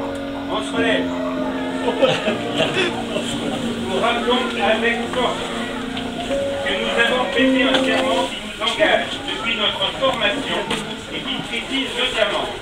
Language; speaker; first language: French; native; French